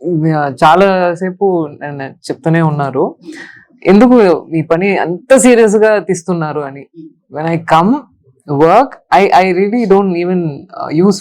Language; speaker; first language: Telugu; non-native, learner; Tamil